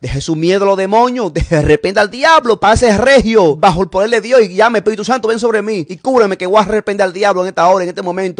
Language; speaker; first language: Spanish; native; Spanish